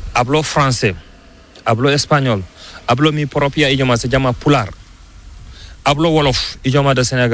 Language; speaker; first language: Spanish; non-native, learner; Fula